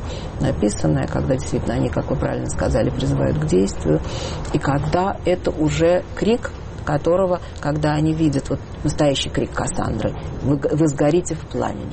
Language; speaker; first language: Russian; native; Russian